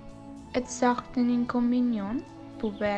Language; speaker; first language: French; non-native, learner; Spanish